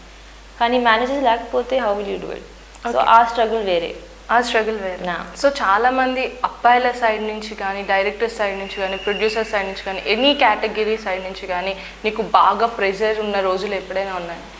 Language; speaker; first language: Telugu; non-native, learner; Hindi